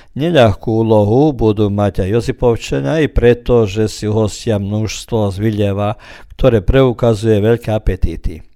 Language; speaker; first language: Slovak; early bilingual, heritage; Croatian